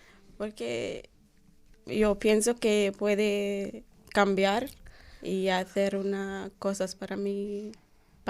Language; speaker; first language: Spanish; non-native, learner; Arabic